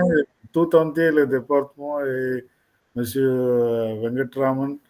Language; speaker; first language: French; non-native, learner; Tamil